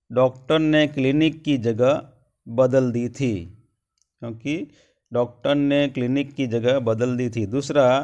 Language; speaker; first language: Hindi; non-native, local second language; Gujarati